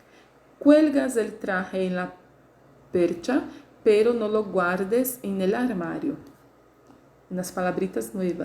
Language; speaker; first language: Spanish; non-native, learner; Portuguese